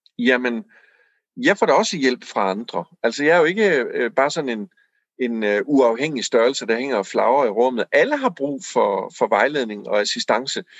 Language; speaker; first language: Danish; native; Danish